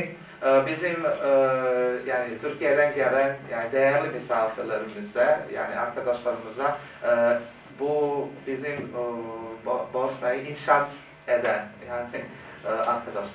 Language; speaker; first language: Turkish; non-native, fluent; Bosnian